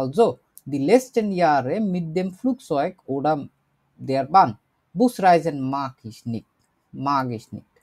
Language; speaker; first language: German; non-native, learner; Bangla